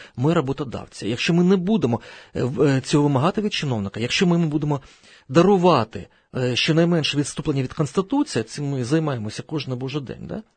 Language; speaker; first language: Ukrainian; non-native, local second language; Russian